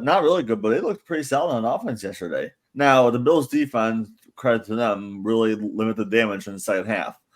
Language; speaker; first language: English; native; English